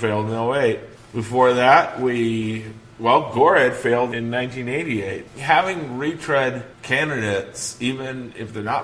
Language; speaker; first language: English; native; English